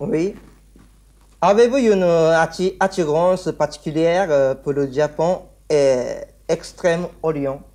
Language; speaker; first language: French; non-native, learner; Japanese